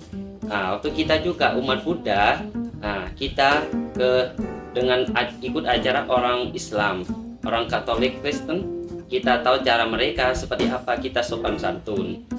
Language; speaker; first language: Indonesian; non-native, learner; Thai